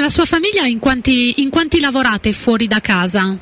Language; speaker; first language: Italian; native; Italian